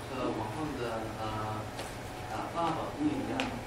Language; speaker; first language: Chinese; non-native, learner; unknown